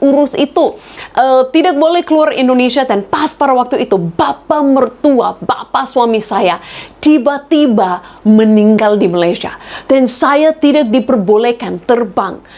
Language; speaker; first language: Indonesian; non-native, fluent; English